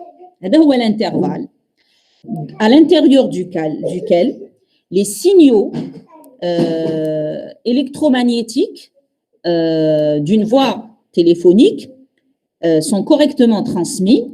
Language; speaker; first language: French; non-native, local second language; Arabic